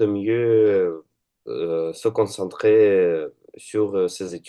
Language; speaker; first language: French; non-native, learner; Russian